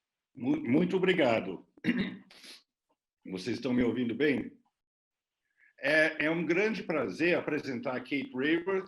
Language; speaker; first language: Portuguese; non-native, fluent; English